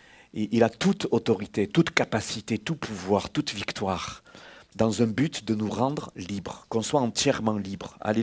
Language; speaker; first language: French; native; French